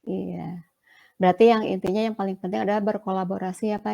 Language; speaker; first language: Indonesian; non-native, local second language; Sundanese